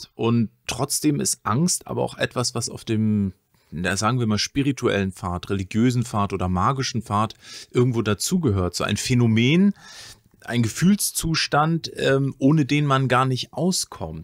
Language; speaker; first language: German; native; German